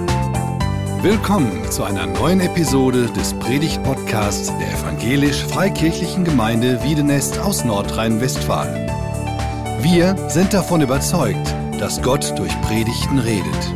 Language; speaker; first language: German; native; German